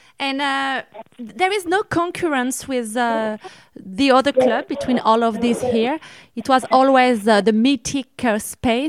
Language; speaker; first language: English; non-native, learner; French